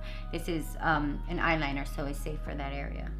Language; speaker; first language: English; native; English